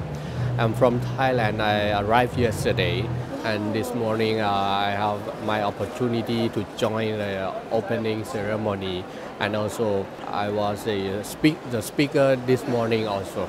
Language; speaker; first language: English; non-native, learner; Thai